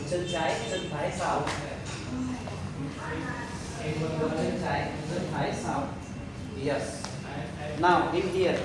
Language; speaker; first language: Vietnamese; non-native, learner; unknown